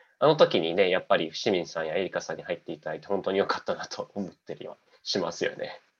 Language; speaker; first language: Japanese; native; Japanese